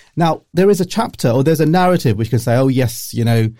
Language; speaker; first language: English; early bilingual, other home language; Urdu